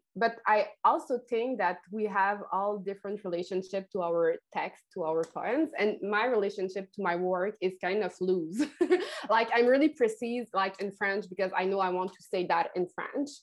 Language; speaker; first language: English; non-native, fluent; French